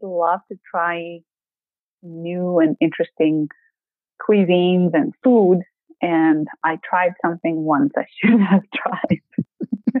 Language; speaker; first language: English; non-native, fluent; Greek